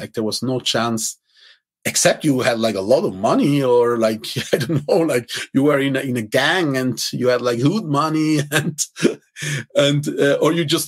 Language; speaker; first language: English; non-native, fluent; Italian